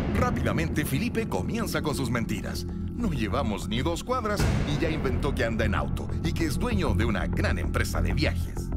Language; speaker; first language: Spanish; native; Spanish